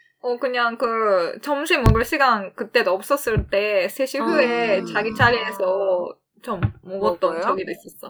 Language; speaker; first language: Korean; non-native, fluent; Japanese